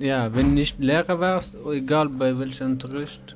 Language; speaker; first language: German; non-native, learner; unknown